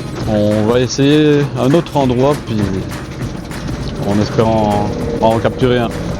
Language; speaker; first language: French; native; French